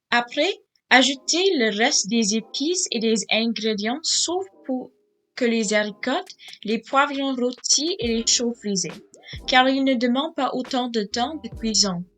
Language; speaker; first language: French; non-native, learner; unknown